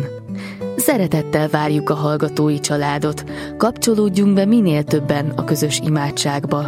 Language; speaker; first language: Hungarian; native; Hungarian